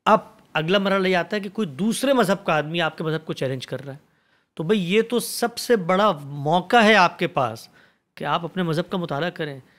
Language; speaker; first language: Urdu; native; Urdu